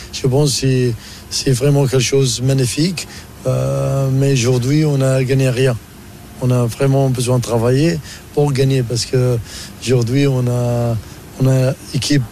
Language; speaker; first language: French; non-native, learner; Arabic